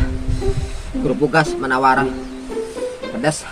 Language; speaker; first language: Indonesian; non-native, local second language; Sundanese